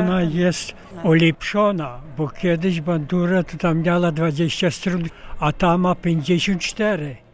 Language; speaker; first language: Polish; non-native, local second language; Ukrainian